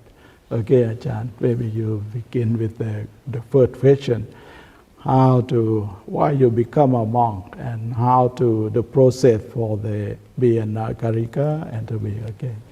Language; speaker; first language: English; non-native, learner; Thai